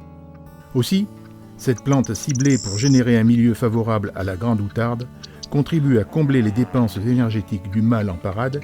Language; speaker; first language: French; native; French